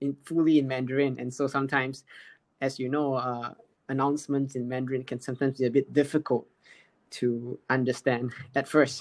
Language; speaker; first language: English; native; English